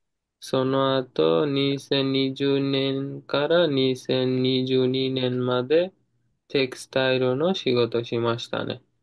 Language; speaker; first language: Japanese; non-native, fluent; Bangla